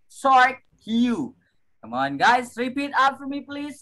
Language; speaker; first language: English; non-native, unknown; Indonesian